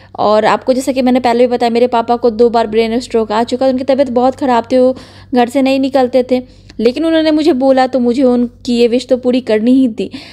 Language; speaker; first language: Hindi; native; Hindi